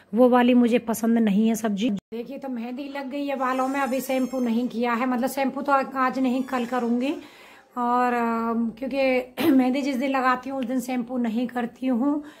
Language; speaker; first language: Hindi; native; Hindi